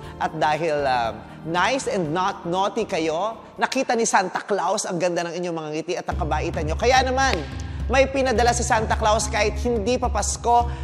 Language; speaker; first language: Filipino; native; Filipino